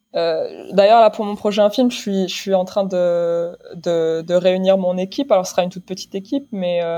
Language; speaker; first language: French; non-native, local second language; Arabic